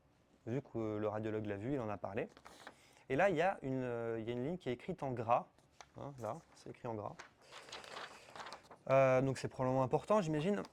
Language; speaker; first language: French; native; French